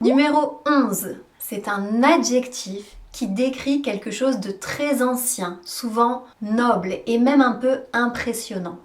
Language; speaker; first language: French; native; French